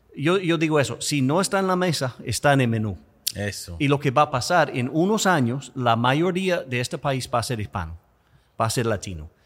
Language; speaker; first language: Spanish; non-native, fluent; English